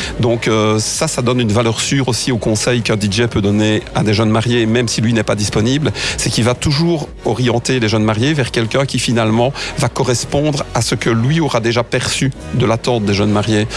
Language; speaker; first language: French; native; French